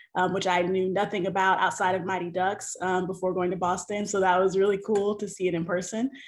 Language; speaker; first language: English; native; English